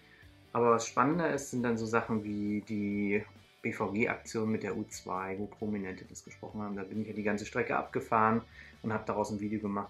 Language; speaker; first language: German; native; German